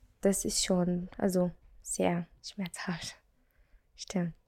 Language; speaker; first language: German; non-native, learner; Arabic